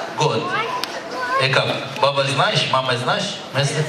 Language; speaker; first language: Russian; non-native, learner; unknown